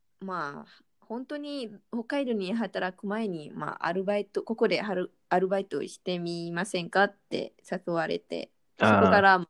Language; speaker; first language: Japanese; non-native, fluent; Malay